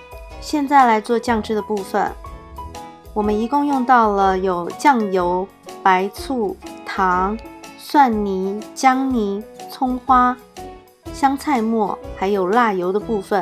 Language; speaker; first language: Chinese; native; Chinese